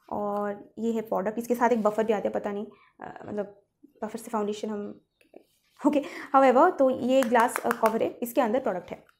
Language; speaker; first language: Hindi; non-native, local second language; Bangla